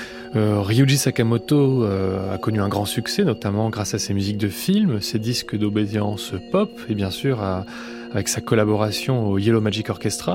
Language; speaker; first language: French; native; French